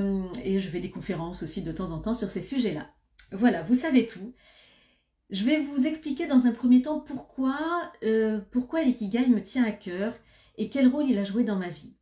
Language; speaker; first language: French; native; French